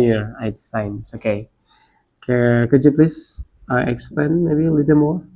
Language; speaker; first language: English; non-native, learner; Indonesian